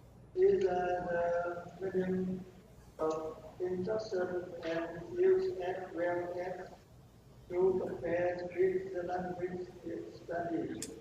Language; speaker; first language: English; non-native, learner; Vietnamese